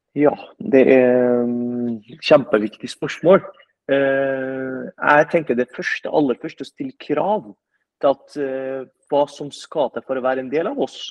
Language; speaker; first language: Norwegian; early bilingual, other home language; Arabic